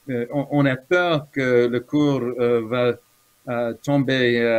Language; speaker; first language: French; non-native, fluent; English